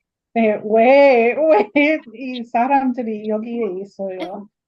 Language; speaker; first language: Korean; non-native, learner; English